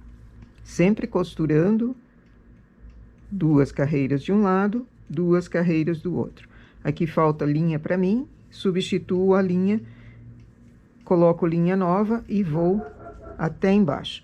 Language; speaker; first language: Portuguese; native; Portuguese